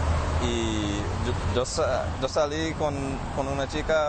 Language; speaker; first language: Spanish; non-native, fluent; English